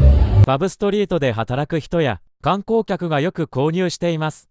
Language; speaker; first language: Japanese; non-native, fluent; Khmer